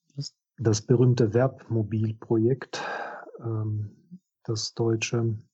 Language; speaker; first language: German; non-native, fluent; Russian